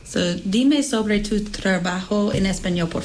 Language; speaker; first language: Spanish; non-native, learner; English